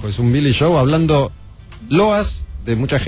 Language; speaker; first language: Spanish; native; Spanish